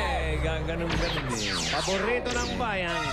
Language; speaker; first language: Filipino; native; Filipino